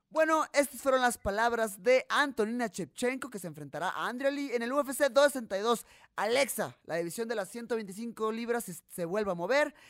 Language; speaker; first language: Spanish; native; Spanish